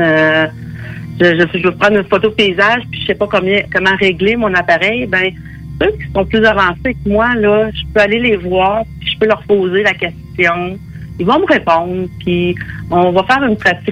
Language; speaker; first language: French; native; French